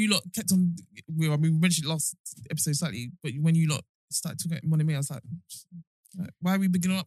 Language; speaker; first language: English; native; English